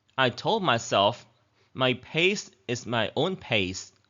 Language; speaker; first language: English; non-native, fluent; Thai